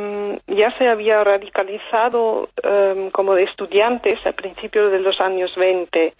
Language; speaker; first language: Spanish; non-native, fluent; German